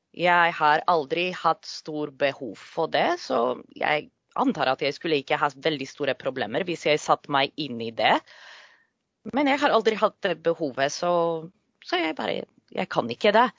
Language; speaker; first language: Norwegian; non-native, fluent; Polish